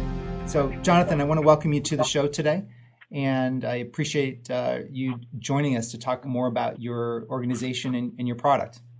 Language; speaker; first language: English; native; English